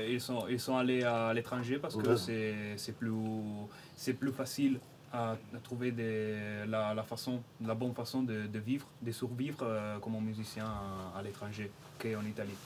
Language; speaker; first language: French; non-native, fluent; Italian